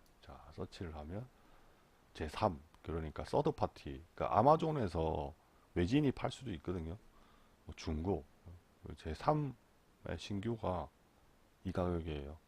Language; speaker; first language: Korean; native; Korean